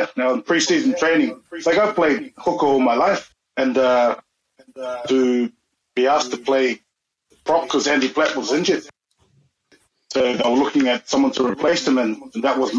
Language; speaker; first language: English; native; English